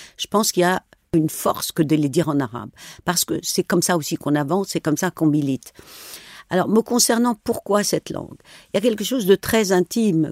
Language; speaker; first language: French; non-native, local second language; Arabic